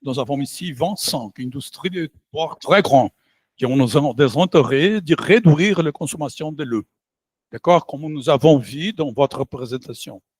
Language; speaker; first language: French; non-native, learner; Portuguese